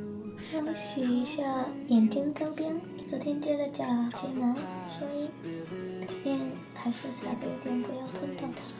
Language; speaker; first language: Chinese; early bilingual, heritage; Chinese